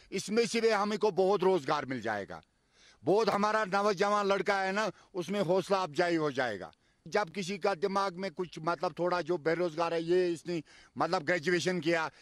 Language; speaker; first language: Hindi; non-native, local second language; Kashmiri